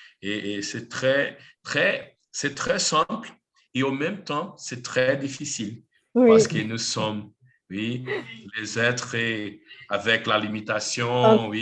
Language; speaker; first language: French; non-native, learner; Portuguese